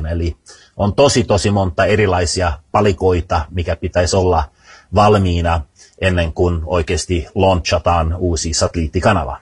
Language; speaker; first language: Finnish; early bilingual, heritage; Finnish